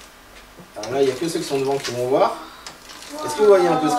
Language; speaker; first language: French; native; French